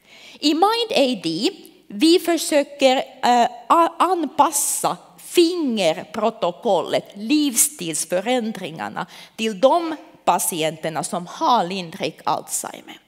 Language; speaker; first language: Swedish; non-native, local second language; Finnish